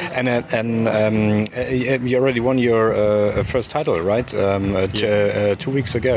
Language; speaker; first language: English; non-native, fluent; German